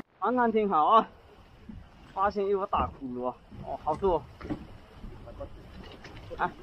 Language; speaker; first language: Chinese; native; Chinese